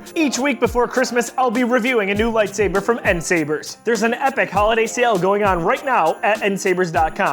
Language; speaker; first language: English; native; English